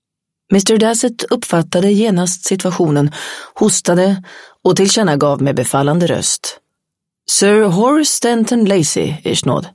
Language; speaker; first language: Swedish; native; Swedish